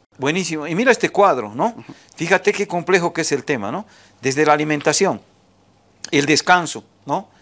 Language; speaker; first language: Spanish; native; Spanish